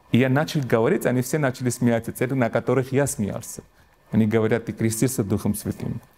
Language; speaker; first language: Russian; non-native, local second language; Armenian